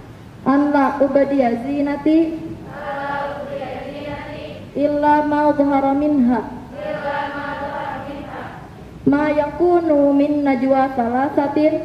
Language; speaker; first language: Arabic; non-native, learner; Indonesian